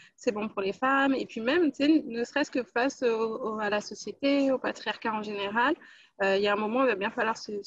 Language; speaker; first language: French; native; French